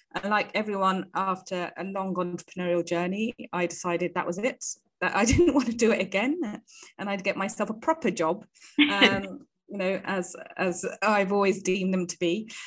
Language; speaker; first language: English; native; English